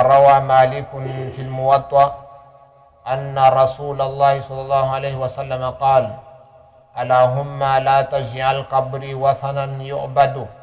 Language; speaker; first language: Arabic; non-native, fluent; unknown